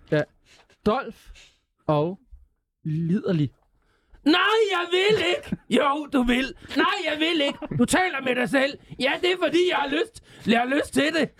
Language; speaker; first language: Danish; native; Danish